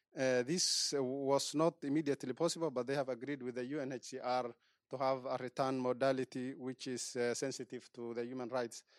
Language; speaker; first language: English; non-native, local second language; Somali